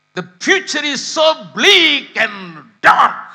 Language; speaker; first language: English; non-native, local second language; Tamil